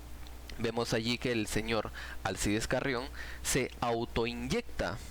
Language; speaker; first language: Spanish; native; Spanish